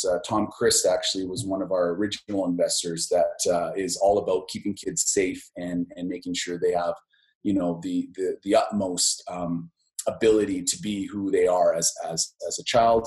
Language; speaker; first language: English; native; English